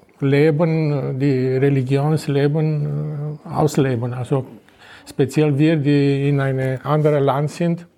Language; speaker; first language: German; non-native, fluent; Romanian